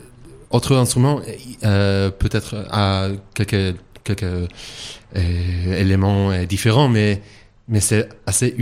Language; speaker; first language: French; non-native, learner; Hebrew